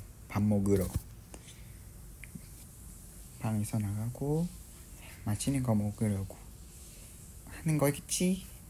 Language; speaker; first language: Korean; non-native, fluent; Vietnamese